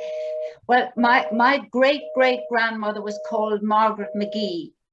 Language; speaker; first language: English; native; English